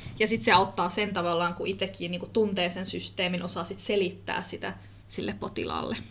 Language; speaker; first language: Finnish; early bilingual, other home language; Kurdish